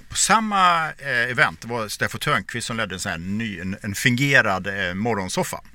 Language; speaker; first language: Swedish; native; Swedish